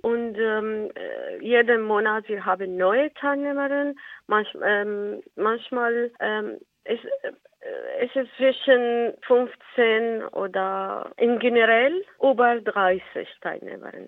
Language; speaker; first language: German; non-native, learner; Arabic